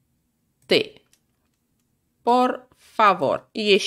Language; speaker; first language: Spanish; non-native, fluent; Russian